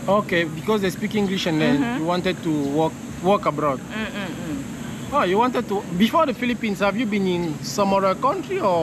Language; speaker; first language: English; non-native, learner; French